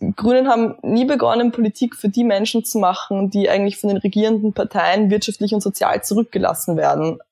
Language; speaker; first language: German; native; German